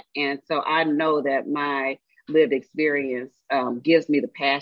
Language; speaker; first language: English; native; English